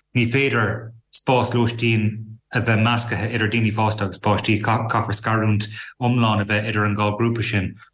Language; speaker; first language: Irish; native; Irish